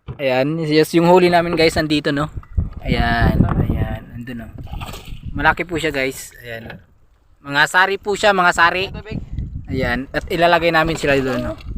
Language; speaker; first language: Filipino; native; Filipino